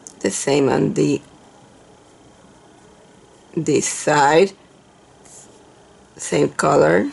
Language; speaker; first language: English; non-native, fluent; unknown